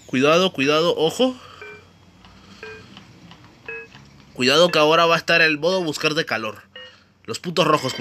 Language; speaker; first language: Spanish; native; Spanish